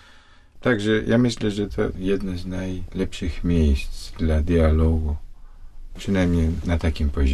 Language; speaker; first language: Polish; non-native, fluent; Russian